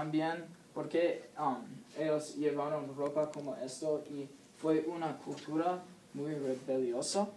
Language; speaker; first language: Spanish; non-native, learner; English